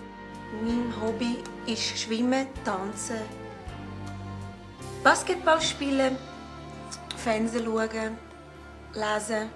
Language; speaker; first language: German; non-native, learner; Portuguese